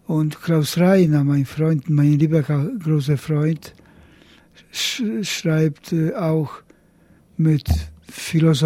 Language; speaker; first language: German; non-native, learner; Polish